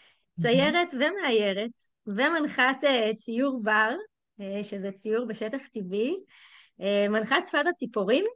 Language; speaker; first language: Hebrew; native; Hebrew